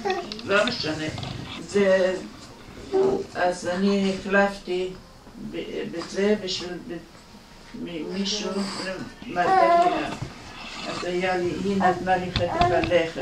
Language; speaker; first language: Hebrew; non-native, fluent; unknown